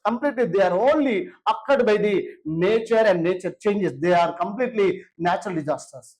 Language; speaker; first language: English; non-native, local second language; Telugu